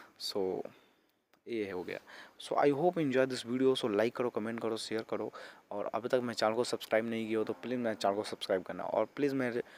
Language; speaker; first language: Hindi; native; Hindi